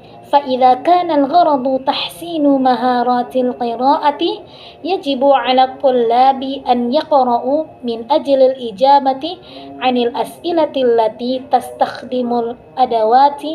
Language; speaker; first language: Arabic; non-native, learner; Indonesian